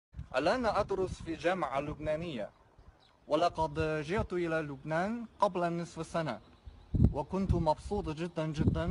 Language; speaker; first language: Arabic; non-native, fluent; Chinese